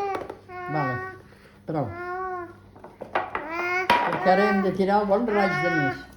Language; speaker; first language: Catalan; native; Catalan